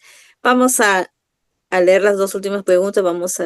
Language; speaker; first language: Spanish; native; Spanish